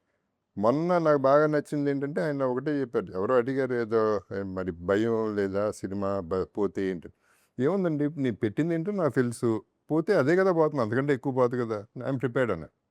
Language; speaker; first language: Telugu; native; Telugu